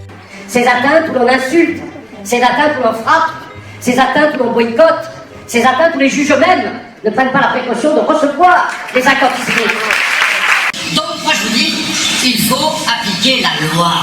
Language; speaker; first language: French; native; French